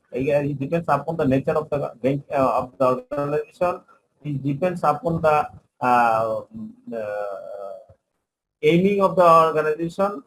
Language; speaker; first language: English; non-native, local second language; Bangla